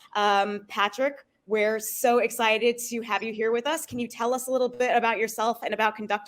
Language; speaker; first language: English; native; English